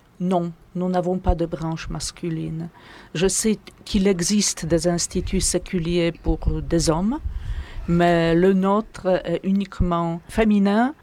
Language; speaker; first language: French; non-native, fluent; Polish